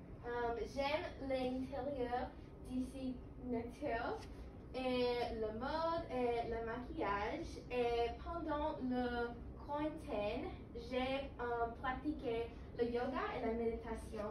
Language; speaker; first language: French; non-native, learner; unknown